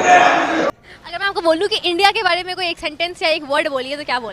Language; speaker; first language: Hindi; native; Hindi